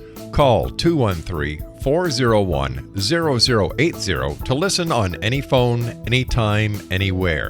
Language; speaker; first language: English; native; English